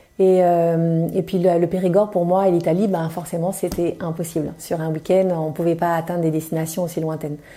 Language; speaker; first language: French; native; French